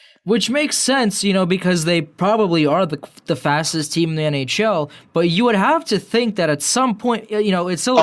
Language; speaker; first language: English; native; English